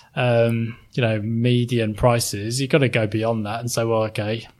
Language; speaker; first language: English; native; English